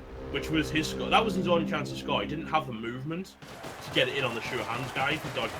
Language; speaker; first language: English; native; English